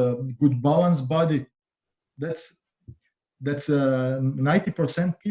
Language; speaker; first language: English; non-native, learner; Croatian